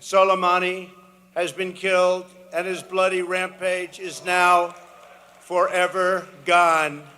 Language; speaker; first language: English; native; English